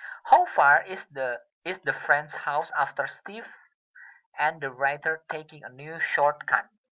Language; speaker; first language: English; non-native, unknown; Indonesian